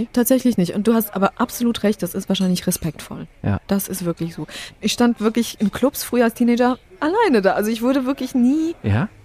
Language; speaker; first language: German; early bilingual, other home language; Polish